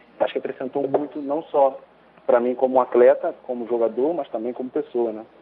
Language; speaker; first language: Portuguese; native; Portuguese